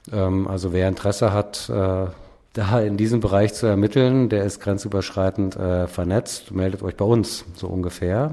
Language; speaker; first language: German; native; German